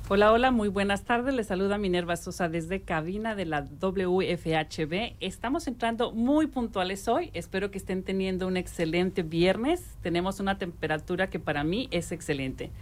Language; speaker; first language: Spanish; native; Spanish